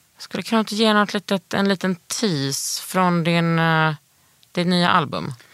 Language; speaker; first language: Swedish; native; Swedish